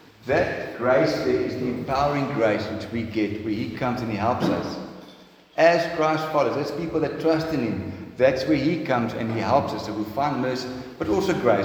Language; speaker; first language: English; non-native, local second language; Afrikaans